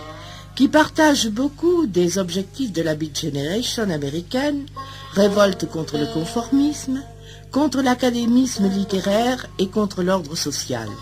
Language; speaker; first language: French; native; French